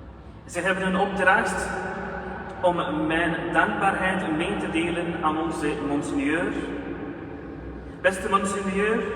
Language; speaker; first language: Dutch; non-native, fluent; Urdu